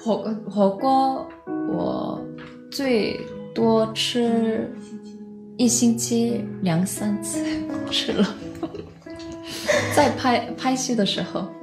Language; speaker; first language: Chinese; non-native, learner; Korean